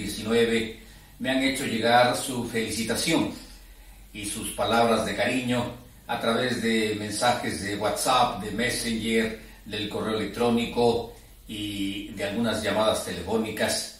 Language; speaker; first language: Spanish; native; Spanish